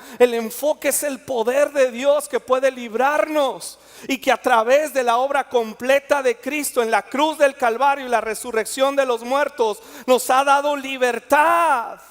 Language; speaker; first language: Spanish; native; Spanish